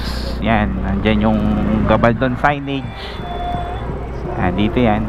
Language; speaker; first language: Filipino; native; Filipino